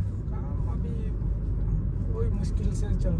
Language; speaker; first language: Hindi; non-native, learner; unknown